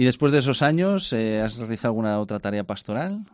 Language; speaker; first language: Spanish; native; Spanish